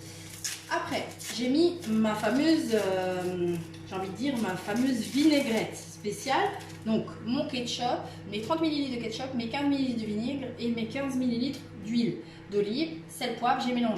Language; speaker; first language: French; native; French